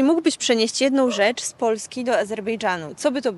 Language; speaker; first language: Polish; native; Polish